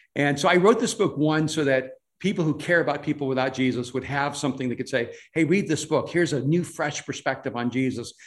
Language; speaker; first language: English; non-native, fluent; Spanish